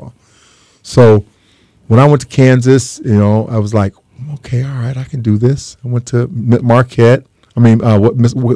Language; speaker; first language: English; native; English